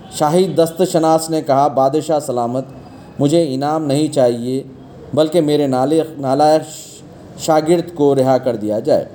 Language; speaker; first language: Urdu; native; Urdu